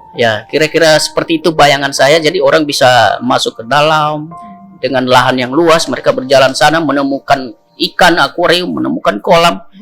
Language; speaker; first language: Indonesian; non-native, local second language; Nias